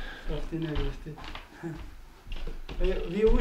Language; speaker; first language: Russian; non-native, local second language; Uzbek